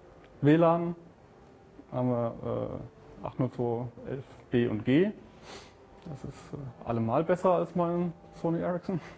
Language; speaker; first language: German; native; German